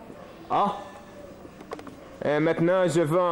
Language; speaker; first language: French; non-native, learner; Hebrew